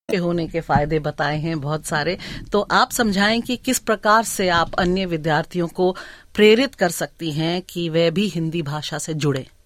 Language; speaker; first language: Hindi; native; Hindi